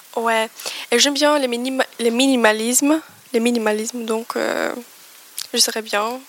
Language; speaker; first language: French; non-native, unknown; Greek